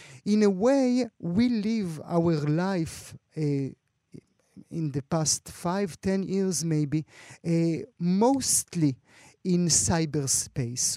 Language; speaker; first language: English; non-native, fluent; Hebrew